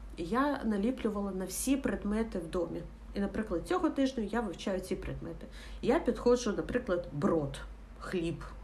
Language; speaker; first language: Ukrainian; non-native, local second language; Russian